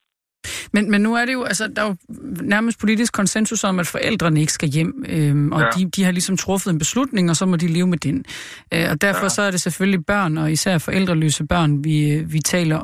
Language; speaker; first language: Danish; native; Danish